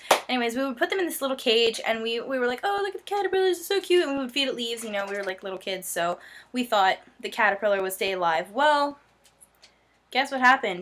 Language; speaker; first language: English; native; English